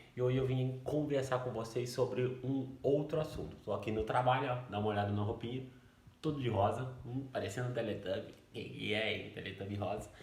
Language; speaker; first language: Portuguese; native; Portuguese